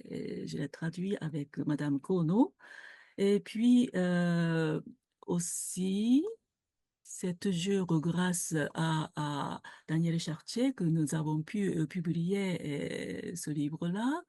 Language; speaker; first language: French; non-native, fluent; Japanese